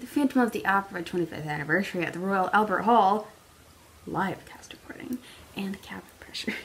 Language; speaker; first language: English; native; English